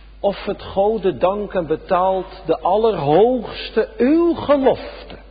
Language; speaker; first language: Dutch; native; Dutch